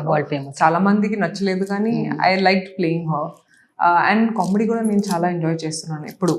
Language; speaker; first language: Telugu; non-native, local second language; Hindi